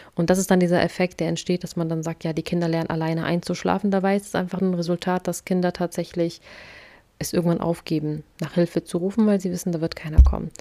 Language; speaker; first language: German; early bilingual, other home language; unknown